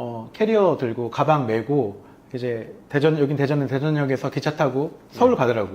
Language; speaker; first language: Korean; native; Korean